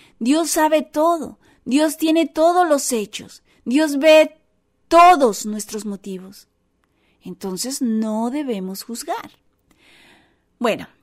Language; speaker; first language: Spanish; non-native, fluent; English